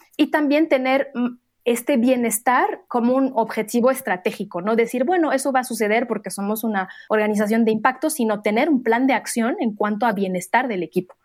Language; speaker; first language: Spanish; non-native, fluent; Arabic